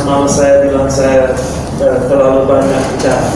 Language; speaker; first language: Indonesian; non-native, fluent; English